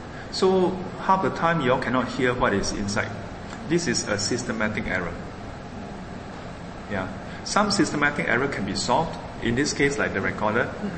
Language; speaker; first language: English; non-native, local second language; Chinese